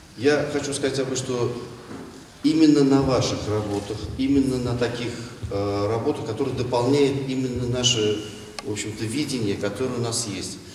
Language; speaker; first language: Russian; non-native, local second language; Tatar